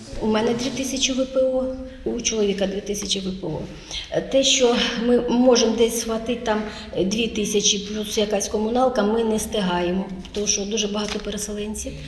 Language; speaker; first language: Ukrainian; native; Ukrainian